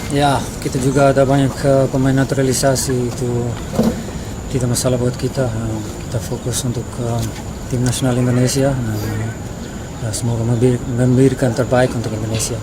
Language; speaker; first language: Indonesian; non-native, fluent; Dutch